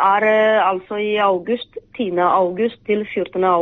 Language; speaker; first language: Norwegian; non-native, fluent; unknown